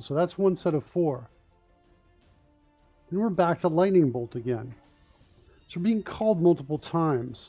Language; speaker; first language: English; native; English